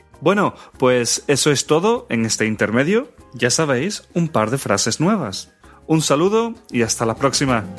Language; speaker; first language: Spanish; native; Spanish